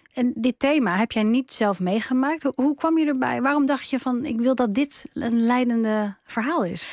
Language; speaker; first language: Dutch; native; Dutch